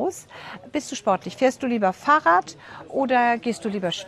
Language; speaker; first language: German; native; German